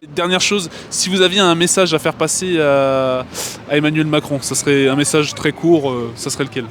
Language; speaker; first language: French; native; French